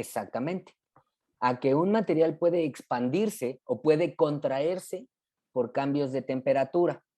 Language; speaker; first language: Spanish; native; Spanish